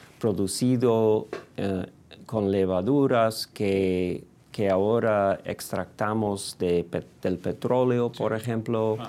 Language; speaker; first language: Spanish; non-native, fluent; English